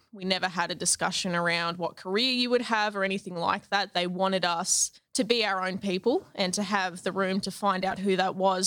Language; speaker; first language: English; native; English